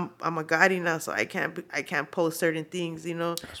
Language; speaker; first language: English; early bilingual, other home language; Spanish